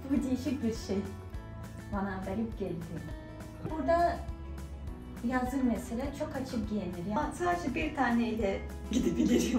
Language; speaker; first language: Turkish; non-native, fluent; Russian